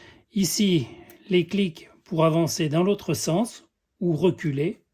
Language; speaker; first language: French; native; French